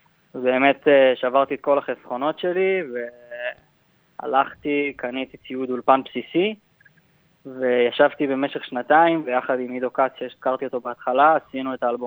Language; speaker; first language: Hebrew; native; Hebrew